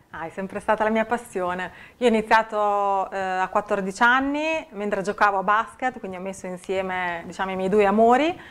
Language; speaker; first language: Italian; native; Italian